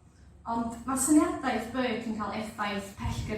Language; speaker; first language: Welsh; native; Welsh